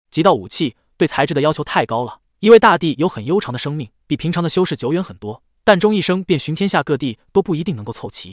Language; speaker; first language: Chinese; native; Chinese